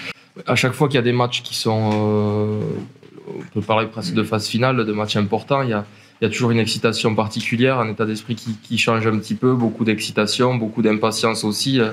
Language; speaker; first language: French; native; French